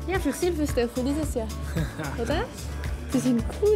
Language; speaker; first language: German; non-native, local second language; French